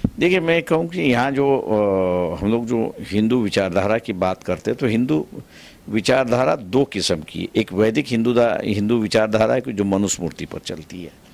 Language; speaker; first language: Hindi; non-native, local second language; Marathi